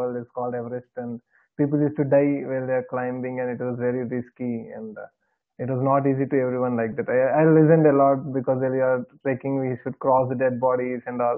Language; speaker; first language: English; non-native, local second language; Telugu